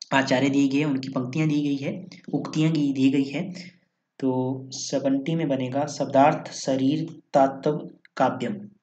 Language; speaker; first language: Hindi; native; Hindi